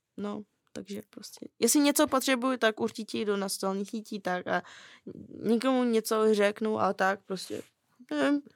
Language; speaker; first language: Czech; non-native, fluent; Russian